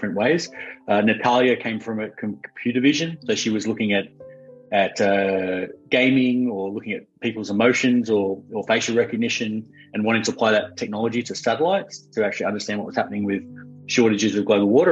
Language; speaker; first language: English; native; English